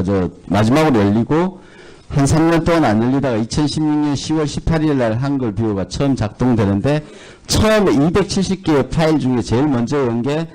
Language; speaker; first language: Korean; native; Korean